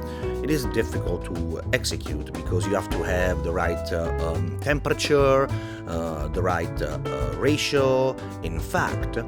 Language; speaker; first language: English; non-native, fluent; Italian